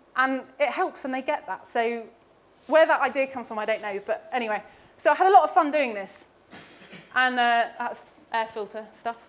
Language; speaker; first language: English; native; English